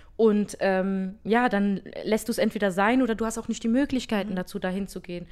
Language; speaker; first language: German; early bilingual, other home language; Berber languages